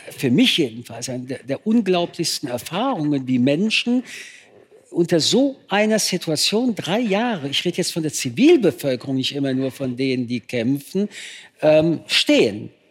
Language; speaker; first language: German; early bilingual, other home language; Polish